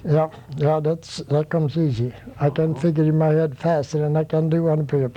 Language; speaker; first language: English; non-native, fluent; Swedish